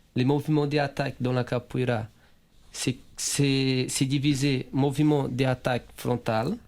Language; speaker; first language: French; non-native, fluent; Portuguese